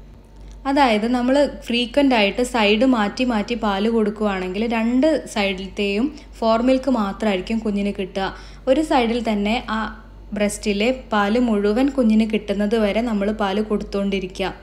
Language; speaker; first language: Malayalam; native; Malayalam